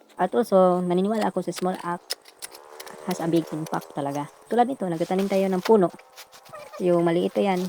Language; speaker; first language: Filipino; non-native, local second language; Cebuano